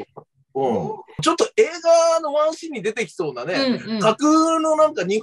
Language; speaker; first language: Japanese; native; Japanese